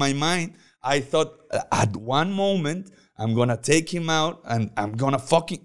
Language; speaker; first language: English; non-native, learner; Spanish